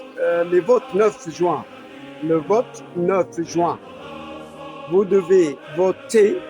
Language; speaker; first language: French; non-native, learner; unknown